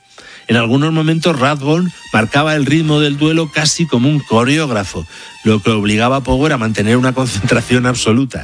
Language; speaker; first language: Spanish; native; Spanish